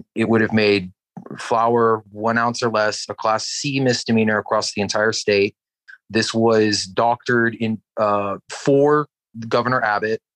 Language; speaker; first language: English; native; English